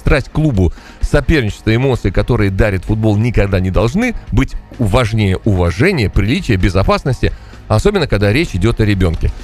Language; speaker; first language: Russian; native; Russian